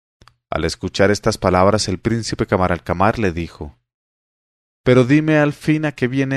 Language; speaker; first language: Spanish; native; Spanish